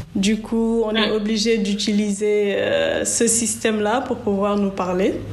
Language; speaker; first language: French; non-native, local second language; Wolof